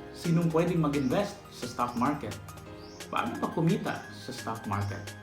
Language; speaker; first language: Filipino; non-native, local second language; Cebuano